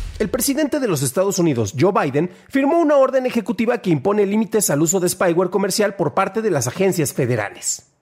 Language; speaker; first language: Spanish; native; Spanish